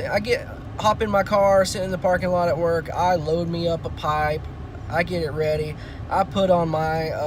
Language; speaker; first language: English; native; English